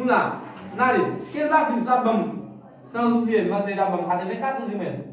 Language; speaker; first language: French; non-native, local second language; Haitian Creole